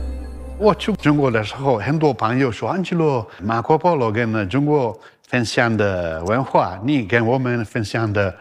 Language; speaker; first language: Chinese; non-native, learner; Italian